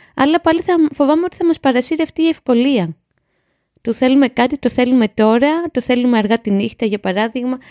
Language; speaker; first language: Greek; native; Greek